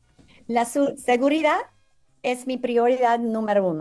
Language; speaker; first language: Spanish; early bilingual, heritage; English